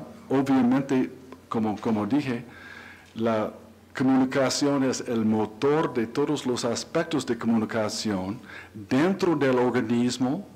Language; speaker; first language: Spanish; non-native, learner; English